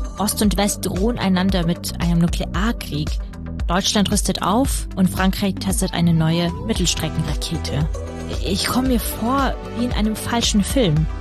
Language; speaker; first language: German; early bilingual, other home language; Russian